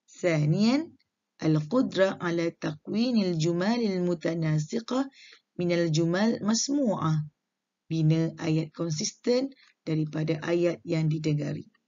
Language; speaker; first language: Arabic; non-native, fluent; Malay